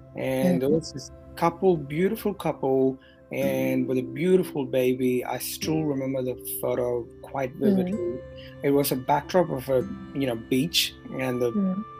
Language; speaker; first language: English; non-native, local second language; Tamil